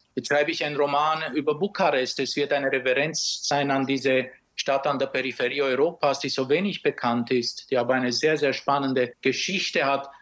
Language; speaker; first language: German; early bilingual, other home language; Romanian